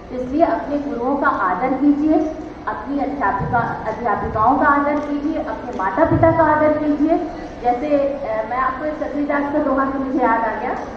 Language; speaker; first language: Hindi; native; Hindi